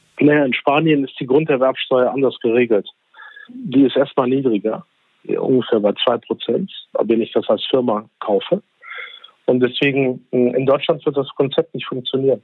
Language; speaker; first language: German; early bilingual, other home language; Turkish